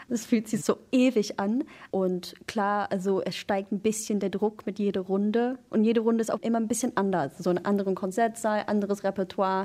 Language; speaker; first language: German; non-native, fluent; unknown